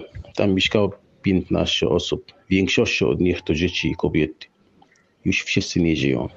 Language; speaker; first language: Polish; non-native, fluent; Arabic